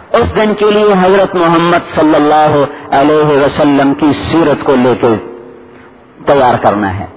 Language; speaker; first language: Urdu; non-native, local second language; Saraiki